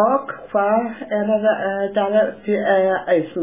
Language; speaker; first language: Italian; non-native, local second language; German